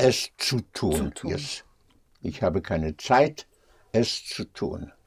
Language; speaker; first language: German; non-native, fluent; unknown